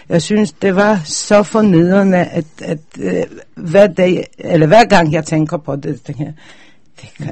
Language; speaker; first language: Danish; non-native, fluent; Polish